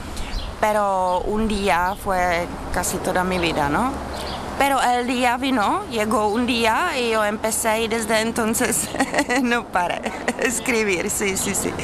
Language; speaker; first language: Spanish; non-native, fluent; Czech